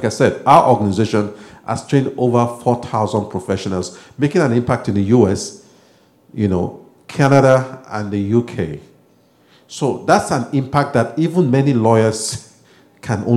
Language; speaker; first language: English; non-native, local second language; Yoruba